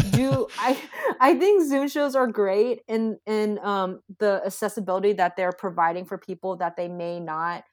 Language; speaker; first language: English; native; English